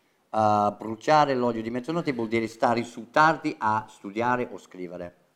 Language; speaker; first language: Italian; non-native, fluent; English